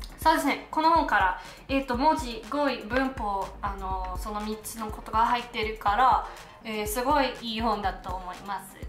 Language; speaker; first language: Japanese; non-native, learner; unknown